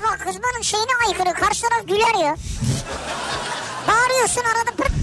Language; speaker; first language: Turkish; native; Turkish